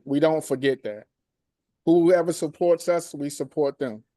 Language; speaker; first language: English; native; English